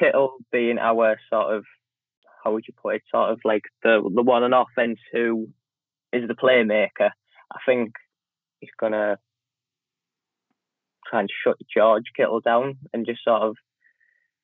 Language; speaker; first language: English; native; English